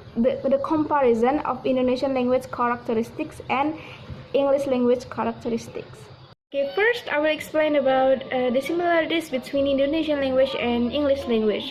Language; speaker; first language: English; non-native, learner; Indonesian